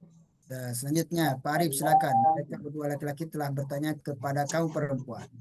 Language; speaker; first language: Indonesian; native; Indonesian